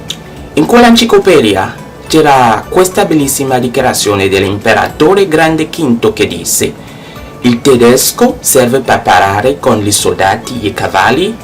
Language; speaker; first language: Italian; non-native, learner; French